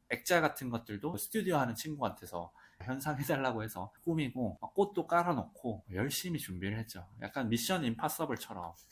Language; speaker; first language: Korean; native; Korean